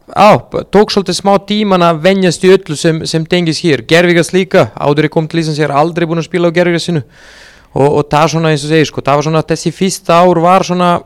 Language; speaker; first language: Icelandic; non-native, fluent; Serbian